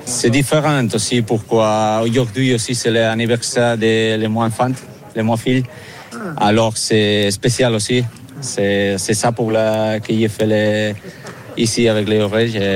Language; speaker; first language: French; non-native, learner; Spanish